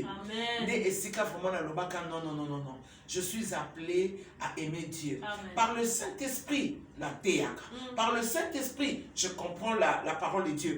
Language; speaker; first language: French; non-native, local second language; Lingala